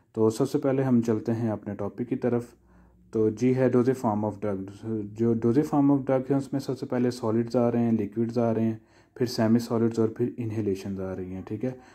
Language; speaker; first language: Urdu; non-native, local second language; Punjabi